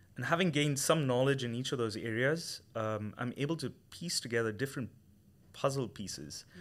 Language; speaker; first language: English; non-native, local second language; Tamil